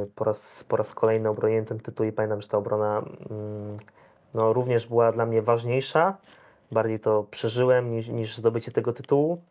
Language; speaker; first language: Polish; native; Polish